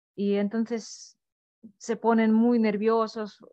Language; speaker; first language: Spanish; non-native, fluent; Russian